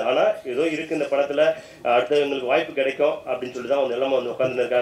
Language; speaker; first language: Tamil; native; Tamil